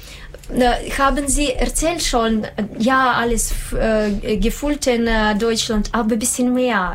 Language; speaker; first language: German; non-native, learner; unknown